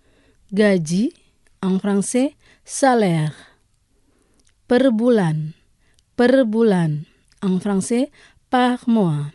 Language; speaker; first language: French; non-native, fluent; Indonesian